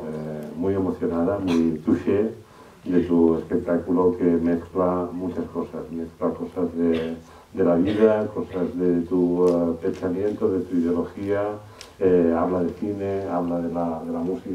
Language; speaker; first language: Spanish; native; Spanish